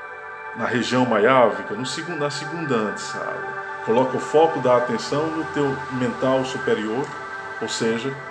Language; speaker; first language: Portuguese; native; Portuguese